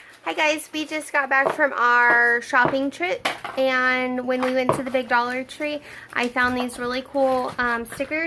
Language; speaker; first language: English; native; English